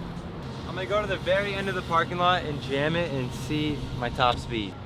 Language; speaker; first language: English; native; English